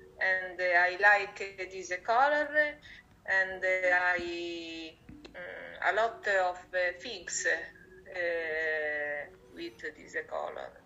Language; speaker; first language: English; non-native, learner; Italian